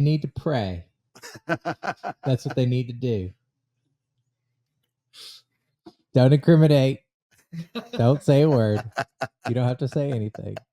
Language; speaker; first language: English; native; English